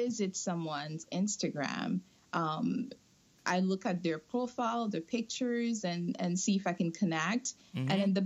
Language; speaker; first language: English; non-native, fluent; Haitian Creole